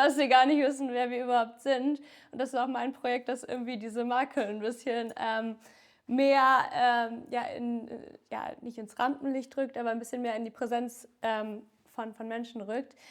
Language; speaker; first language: German; native; German